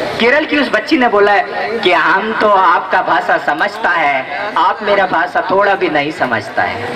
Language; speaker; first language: Hindi; non-native, local second language; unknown